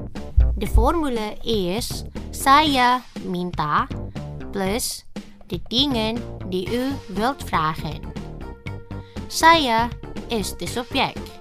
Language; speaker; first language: Dutch; non-native, fluent; Indonesian